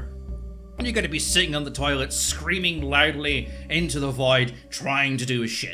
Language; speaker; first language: English; native; English